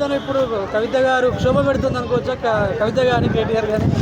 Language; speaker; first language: Telugu; native; Telugu